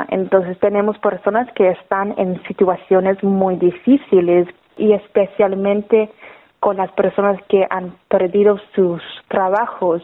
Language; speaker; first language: Spanish; non-native, fluent; English